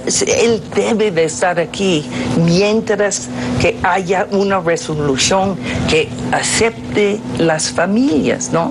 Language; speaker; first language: Spanish; non-native, fluent; English